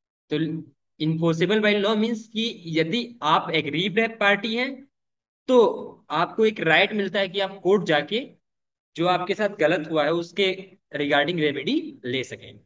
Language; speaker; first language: Hindi; native; Hindi